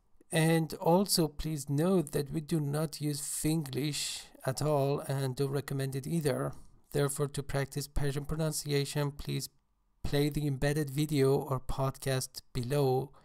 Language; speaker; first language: English; non-native, fluent; Persian